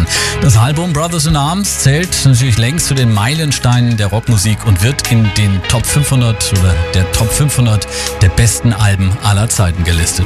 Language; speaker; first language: German; native; German